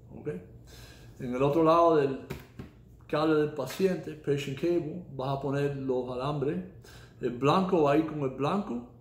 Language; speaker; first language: Spanish; early bilingual, heritage; Spanish